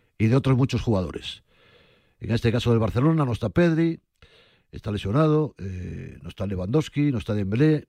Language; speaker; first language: Spanish; native; Spanish